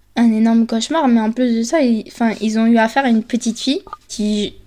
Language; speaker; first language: French; early bilingual, other home language; Spanish